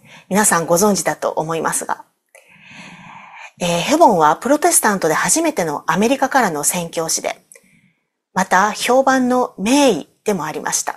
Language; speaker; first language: Japanese; native; Japanese